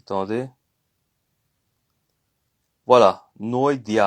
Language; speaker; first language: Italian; non-native, learner; French